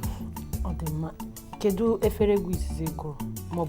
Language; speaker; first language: Igbo; native; Igbo